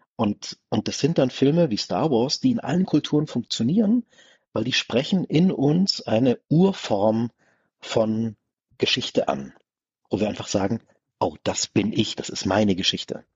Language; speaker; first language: German; native; German